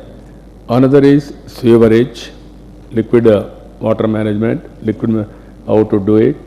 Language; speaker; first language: English; non-native, local second language; Telugu